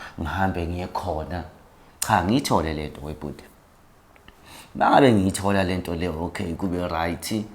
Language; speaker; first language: Zulu; native; Zulu